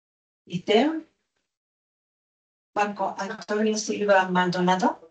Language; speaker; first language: English; non-native, learner; Spanish